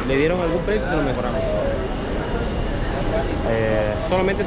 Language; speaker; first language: Spanish; native; Spanish